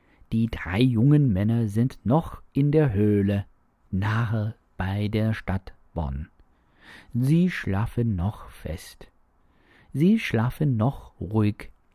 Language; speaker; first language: German; non-native, fluent; English